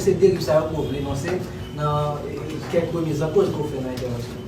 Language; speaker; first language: Haitian Creole; native; Haitian Creole